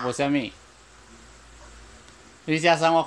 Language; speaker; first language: Chinese; native; Chinese